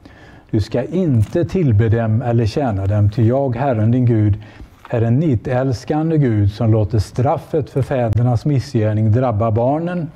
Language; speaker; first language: Swedish; native; Swedish